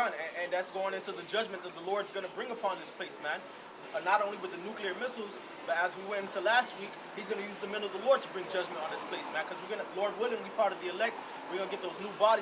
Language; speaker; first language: English; native; English